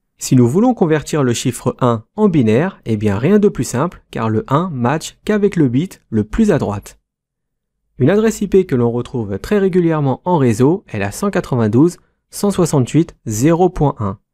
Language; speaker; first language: French; native; French